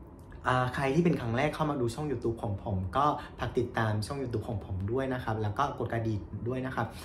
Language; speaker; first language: Thai; non-native, fluent; Vietnamese